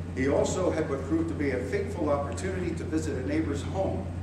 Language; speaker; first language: English; native; English